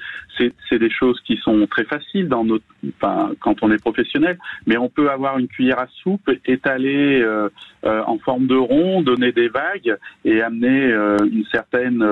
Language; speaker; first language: French; native; French